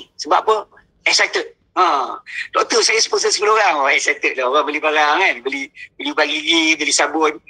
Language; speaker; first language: Malay; native; Malay